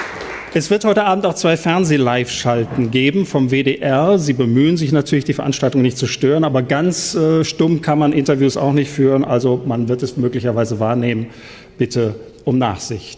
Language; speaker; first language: German; native; German